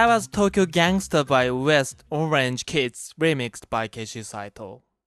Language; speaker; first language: English; non-native, fluent; Japanese